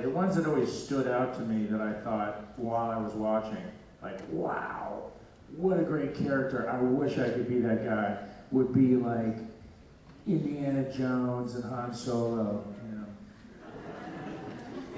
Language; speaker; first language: English; native; English